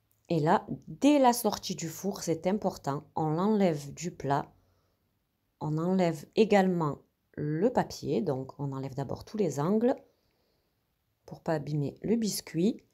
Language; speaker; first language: French; native; French